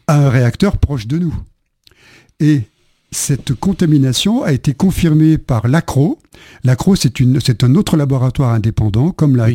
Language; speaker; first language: French; native; French